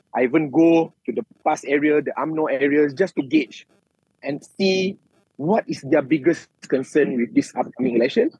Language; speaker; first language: English; non-native, local second language; Malay